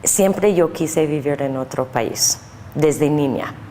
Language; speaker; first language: Spanish; non-native, learner; English